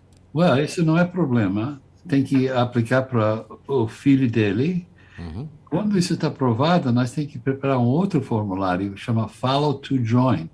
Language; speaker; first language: Portuguese; non-native, fluent; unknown